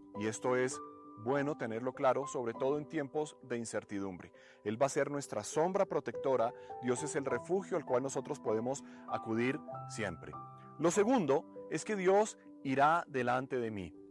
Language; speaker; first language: Spanish; native; Spanish